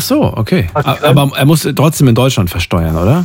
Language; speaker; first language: German; native; German